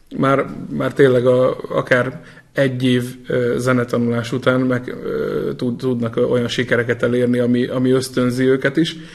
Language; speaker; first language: Hungarian; native; Hungarian